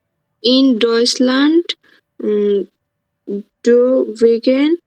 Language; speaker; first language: German; non-native, learner; Bangla